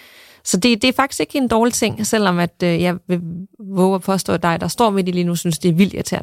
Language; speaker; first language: Danish; native; Danish